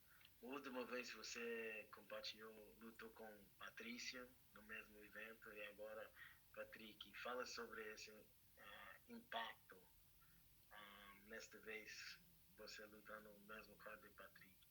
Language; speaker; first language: Portuguese; non-native, fluent; English